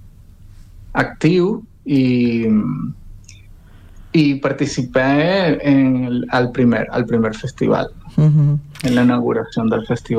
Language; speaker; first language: Catalan; non-native, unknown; Spanish